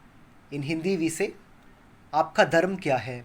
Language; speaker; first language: Hindi; non-native, local second language; Kannada